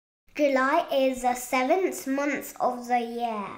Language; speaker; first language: English; non-native, fluent; Chinese